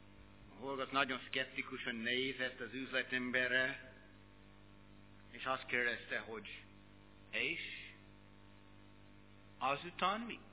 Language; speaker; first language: Hungarian; non-native, learner; English